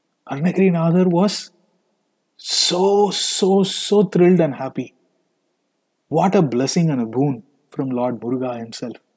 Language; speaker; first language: English; non-native, local second language; Tamil